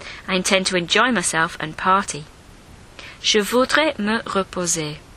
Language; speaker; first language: English; native; English